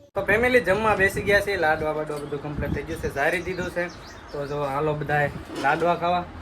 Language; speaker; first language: Gujarati; native; Gujarati